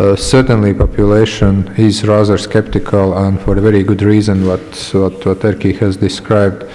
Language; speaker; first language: English; non-native, fluent; Latvian